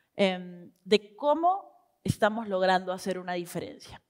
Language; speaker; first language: Spanish; native; Spanish